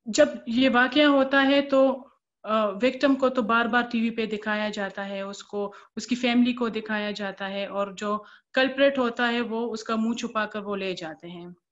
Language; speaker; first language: Urdu; non-native, local second language; Pashto